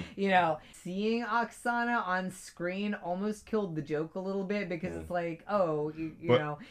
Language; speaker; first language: English; native; English